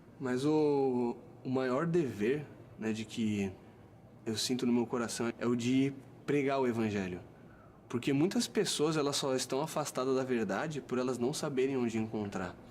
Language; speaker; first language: Portuguese; native; Portuguese